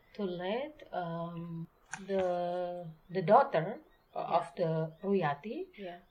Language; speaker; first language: English; non-native, learner; Indonesian